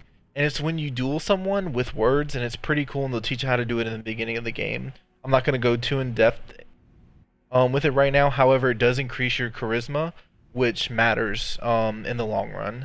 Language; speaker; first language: English; native; English